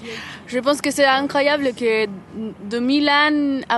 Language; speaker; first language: French; non-native, learner; Spanish